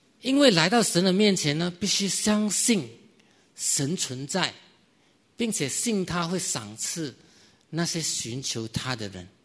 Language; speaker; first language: Chinese; native; Chinese